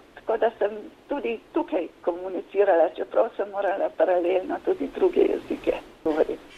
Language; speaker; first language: Slovenian; native; Slovenian